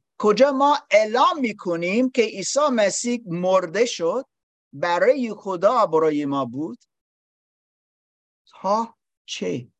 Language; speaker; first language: Persian; non-native, learner; English